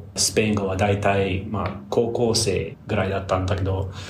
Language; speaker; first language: Japanese; non-native, fluent; English